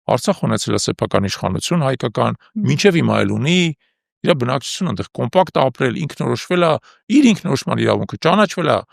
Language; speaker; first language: Armenian; native; Armenian